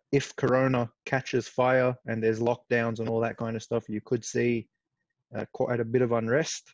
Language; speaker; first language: English; non-native, fluent; Arabic